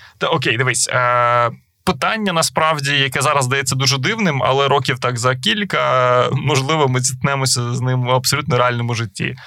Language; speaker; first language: Ukrainian; native; Ukrainian